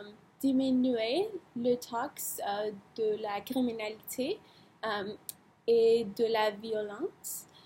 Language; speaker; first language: French; non-native, learner; English